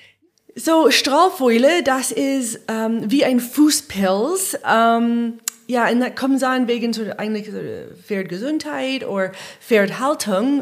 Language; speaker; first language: German; non-native, learner; English